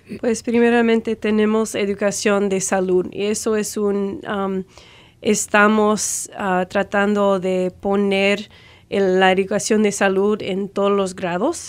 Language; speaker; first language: Spanish; non-native, fluent; English